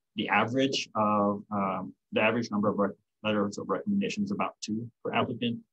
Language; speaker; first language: English; non-native, local second language; Filipino